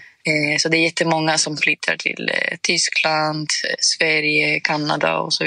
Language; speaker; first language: Swedish; non-native, fluent; Greek